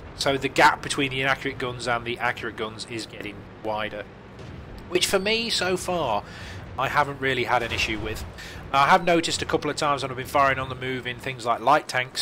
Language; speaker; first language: English; native; English